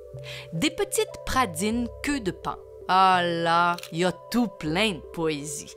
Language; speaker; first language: French; native; French